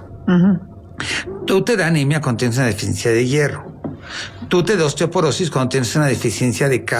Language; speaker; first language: Spanish; native; Spanish